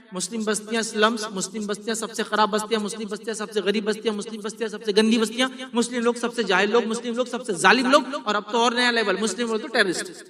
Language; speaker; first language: Urdu; native; Urdu